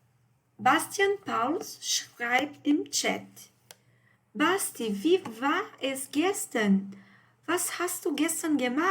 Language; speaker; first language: German; non-native, fluent; Portuguese